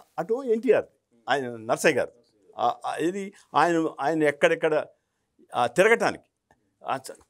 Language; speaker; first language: Telugu; native; Telugu